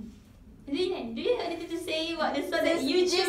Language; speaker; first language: English; non-native, local second language; Malay